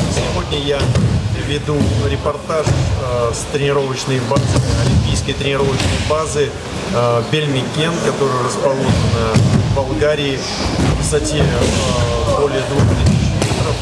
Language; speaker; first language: Russian; native; Russian